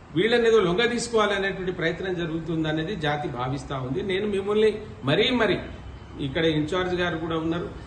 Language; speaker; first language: Telugu; non-native, local second language; Lambadi